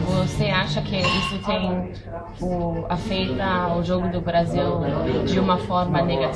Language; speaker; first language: Portuguese; non-native, fluent; English